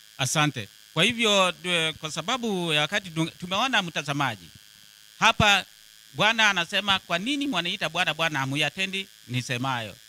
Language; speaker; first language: Swahili; non-native, local second language; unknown